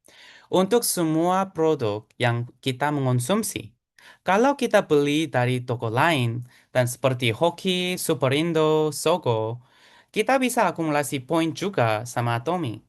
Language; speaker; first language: Indonesian; non-native, fluent; Korean